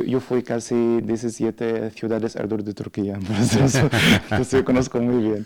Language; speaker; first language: Spanish; non-native, learner; Arabic